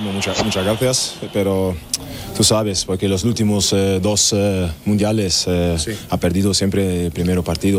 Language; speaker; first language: Spanish; non-native, learner; German